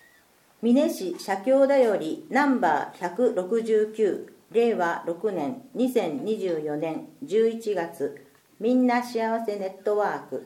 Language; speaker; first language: Japanese; native; Japanese